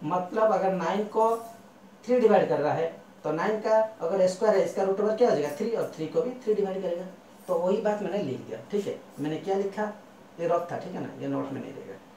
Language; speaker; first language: Hindi; non-native, local second language; Bangla